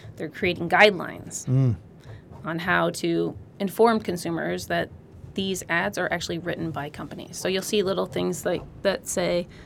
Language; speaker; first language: English; native; English